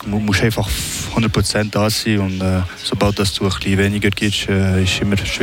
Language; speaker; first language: German; non-native, local second language; French